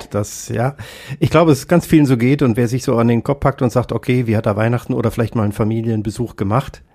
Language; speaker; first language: German; native; German